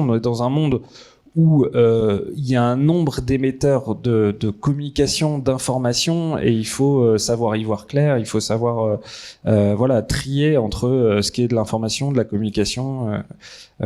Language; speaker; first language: French; native; French